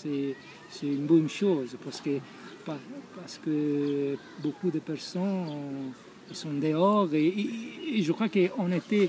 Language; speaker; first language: French; non-native, fluent; Italian